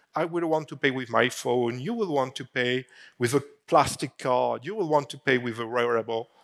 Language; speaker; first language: English; non-native, fluent; French